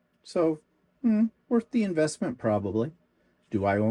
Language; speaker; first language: English; native; English